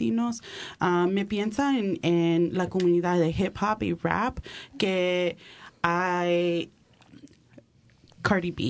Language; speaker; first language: Spanish; early bilingual, heritage; Spanish